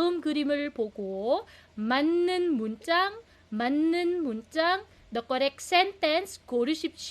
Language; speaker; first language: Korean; non-native, fluent; Filipino